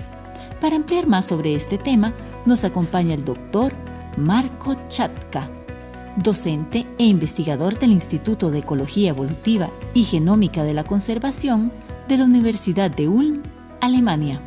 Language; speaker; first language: Spanish; native; Spanish